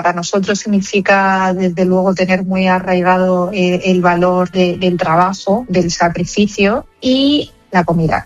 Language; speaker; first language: Spanish; native; Spanish